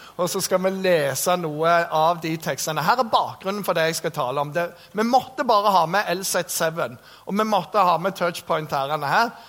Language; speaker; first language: Norwegian; native; Norwegian